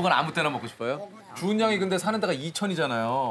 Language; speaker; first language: Korean; native; Korean